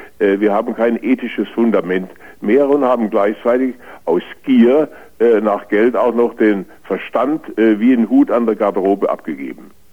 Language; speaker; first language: German; native; German